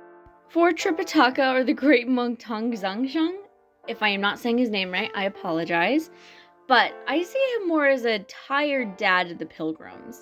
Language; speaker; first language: English; native; English